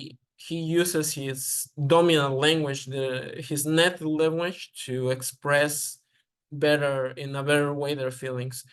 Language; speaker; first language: English; non-native, learner; Spanish